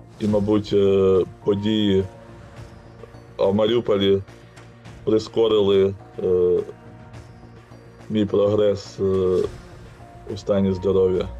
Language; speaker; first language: Ukrainian; non-native, local second language; Russian